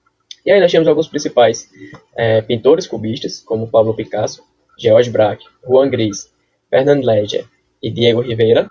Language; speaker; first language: Portuguese; native; Portuguese